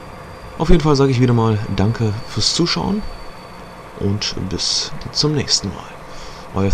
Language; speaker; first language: German; native; German